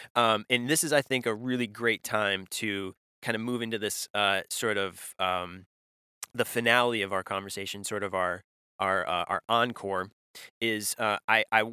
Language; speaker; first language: English; native; English